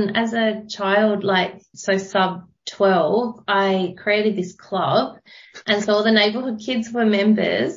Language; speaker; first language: English; native; English